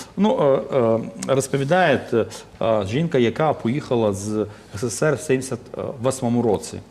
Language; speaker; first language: Ukrainian; non-native, local second language; Russian